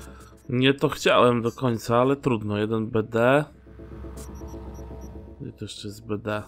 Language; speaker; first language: Polish; native; Polish